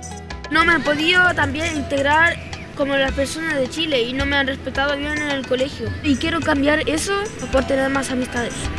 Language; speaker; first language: Spanish; early bilingual, other home language; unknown